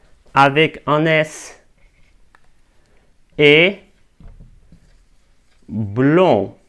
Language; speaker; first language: French; non-native, fluent; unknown